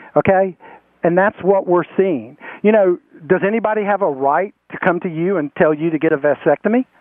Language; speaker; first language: English; native; English